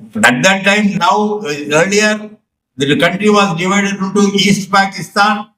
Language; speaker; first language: English; non-native, local second language; Tamil